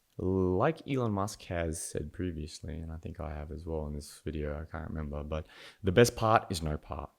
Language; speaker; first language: English; native; English